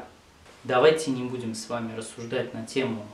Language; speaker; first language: Russian; native; Russian